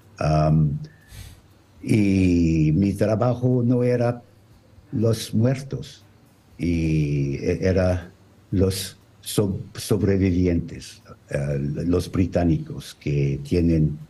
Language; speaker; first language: Spanish; non-native, learner; French